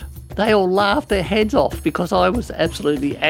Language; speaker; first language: English; native; English